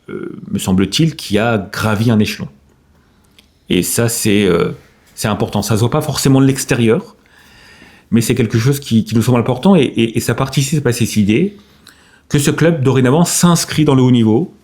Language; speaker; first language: French; native; French